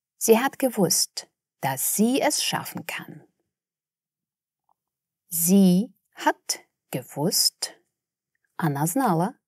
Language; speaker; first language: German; non-native, fluent; Russian